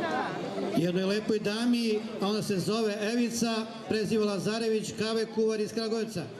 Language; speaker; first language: Bosnian; native; Bosnian